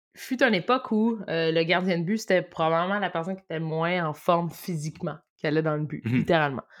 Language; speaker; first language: French; native; French